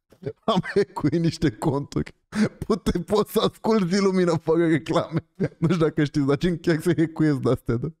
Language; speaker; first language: Romanian; native; Romanian